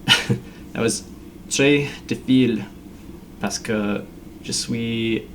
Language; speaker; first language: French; non-native, learner; English